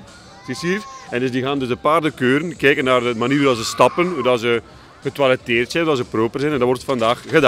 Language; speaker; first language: Dutch; native; Dutch